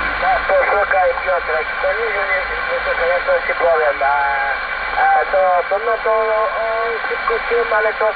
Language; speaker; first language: Polish; non-native, learner; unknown